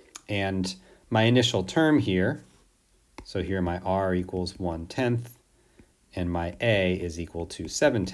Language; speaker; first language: English; native; English